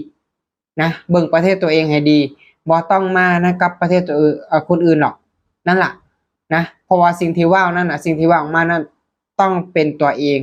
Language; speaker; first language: Thai; non-native, local second language; Lao